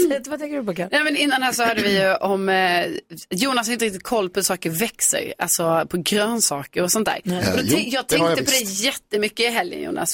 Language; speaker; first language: Swedish; native; Swedish